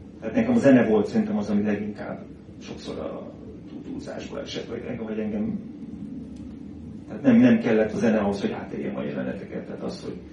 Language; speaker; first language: Hungarian; native; Hungarian